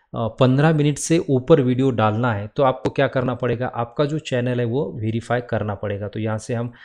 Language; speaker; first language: Hindi; non-native, local second language; Marathi